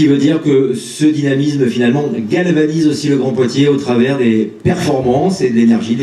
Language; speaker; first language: French; native; French